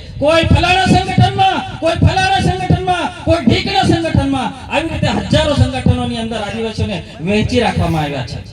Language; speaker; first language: Gujarati; non-native, local second language; Bhili